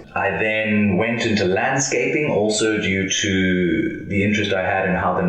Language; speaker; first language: English; native; English